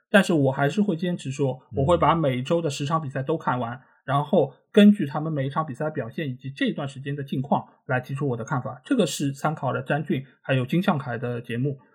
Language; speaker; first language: Chinese; non-native, local second language; Wu Chinese